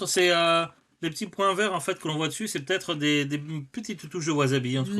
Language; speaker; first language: French; native; French